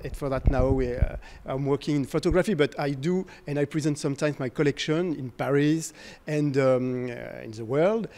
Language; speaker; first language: English; non-native, fluent; French